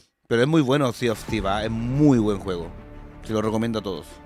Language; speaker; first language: Spanish; native; Spanish